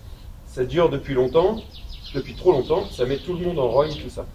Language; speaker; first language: French; native; French